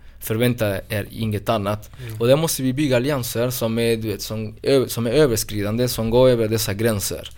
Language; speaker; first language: Swedish; non-native, fluent; Spanish